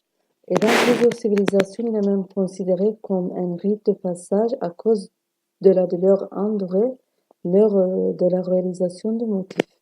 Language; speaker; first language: French; non-native, learner; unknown